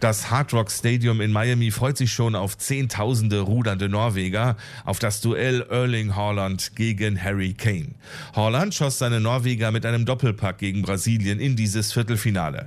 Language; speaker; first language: German; native; German